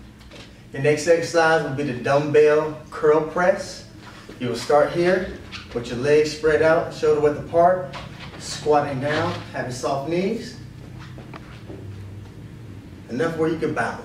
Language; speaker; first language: English; native; English